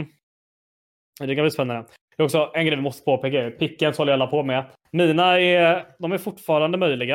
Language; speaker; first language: Swedish; native; Swedish